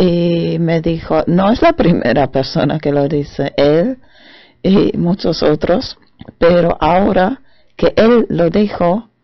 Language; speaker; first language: Spanish; non-native, fluent; German